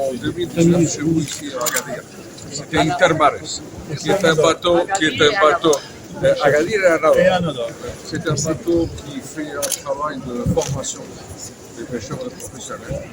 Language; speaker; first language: French; non-native, fluent; Spanish